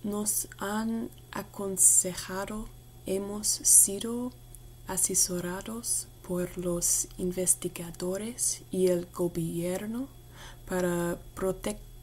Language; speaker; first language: Spanish; non-native, learner; English